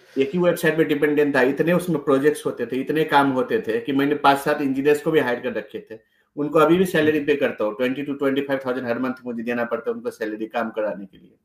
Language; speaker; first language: Hindi; native; Hindi